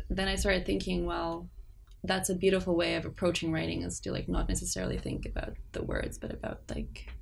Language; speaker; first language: English; non-native, local second language; Afrikaans